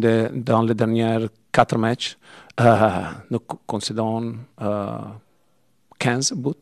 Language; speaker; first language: French; non-native, learner; Italian